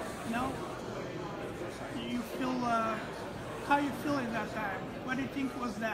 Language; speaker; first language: English; non-native, learner; Bulgarian